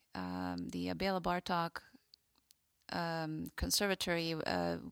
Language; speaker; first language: English; non-native, fluent; Hungarian